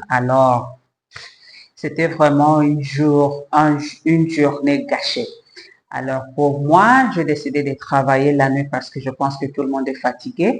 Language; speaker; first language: French; non-native, learner; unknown